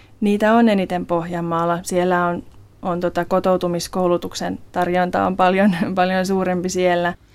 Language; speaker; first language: Finnish; non-native, local second language; Swedish